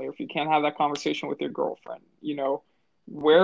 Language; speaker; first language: English; native; English